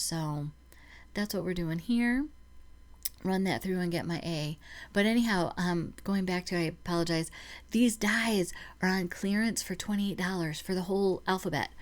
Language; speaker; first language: English; native; English